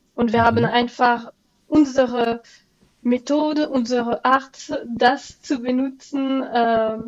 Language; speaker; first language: German; non-native, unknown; French